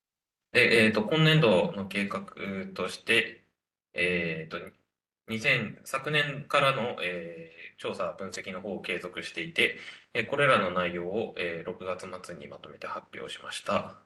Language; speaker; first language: Japanese; native; Japanese